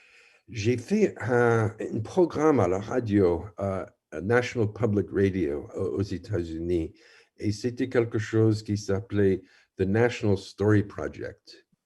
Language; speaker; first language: French; non-native, fluent; English